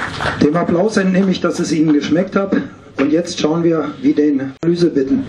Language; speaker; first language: German; native; German